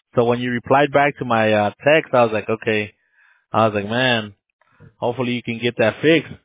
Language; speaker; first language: English; early bilingual, other home language; Spanish